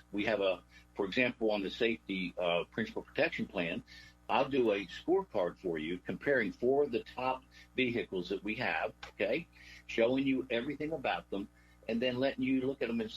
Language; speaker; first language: English; native; English